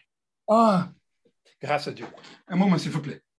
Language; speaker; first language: French; non-native, fluent; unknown